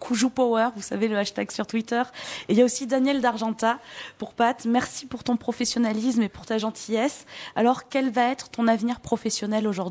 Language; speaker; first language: French; native; French